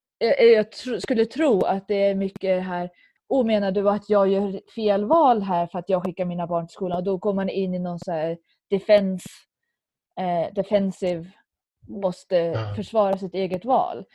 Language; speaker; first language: Swedish; native; Swedish